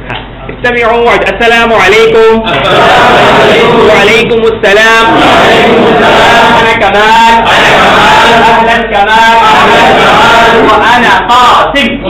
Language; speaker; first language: Arabic; non-native, fluent; Bangla